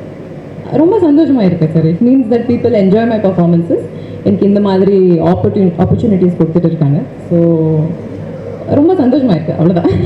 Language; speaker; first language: Tamil; non-native, learner; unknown